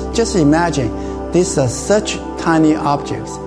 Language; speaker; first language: English; non-native, fluent; Chinese